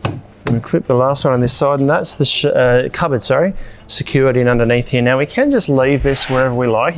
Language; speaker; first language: English; native; English